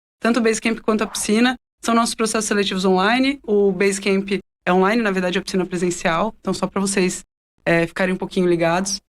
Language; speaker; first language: Portuguese; native; Portuguese